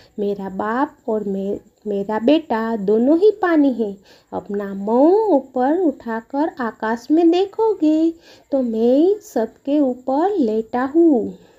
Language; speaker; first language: Hindi; non-native, local second language; Gujarati